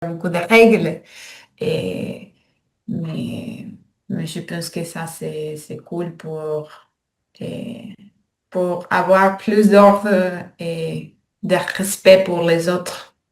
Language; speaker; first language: French; non-native, learner; Spanish